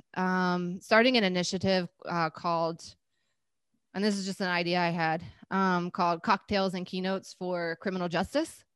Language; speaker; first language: English; native; English